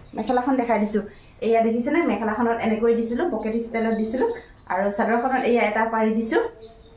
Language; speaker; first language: Assamese; non-native, local second language; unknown